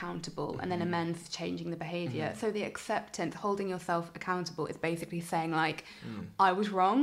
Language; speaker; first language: English; native; English